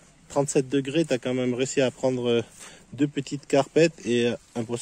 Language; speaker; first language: French; native; French